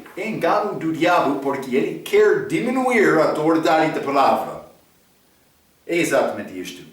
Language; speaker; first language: Portuguese; non-native, fluent; English